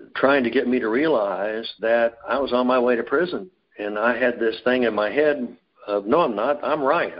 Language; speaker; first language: English; native; English